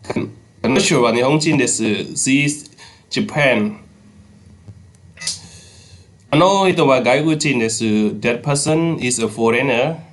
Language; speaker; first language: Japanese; non-native, fluent; Khmer